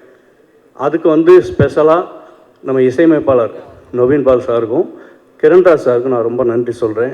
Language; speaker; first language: Tamil; native; Tamil